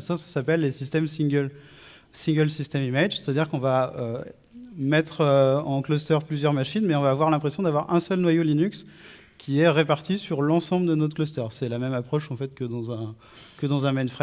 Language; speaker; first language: French; native; French